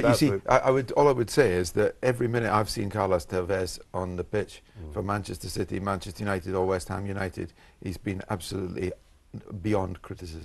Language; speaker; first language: English; native; English